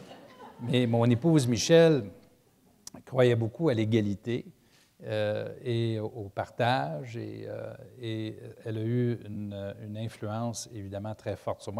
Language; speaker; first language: French; native; French